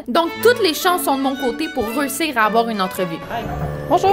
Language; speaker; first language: French; native; French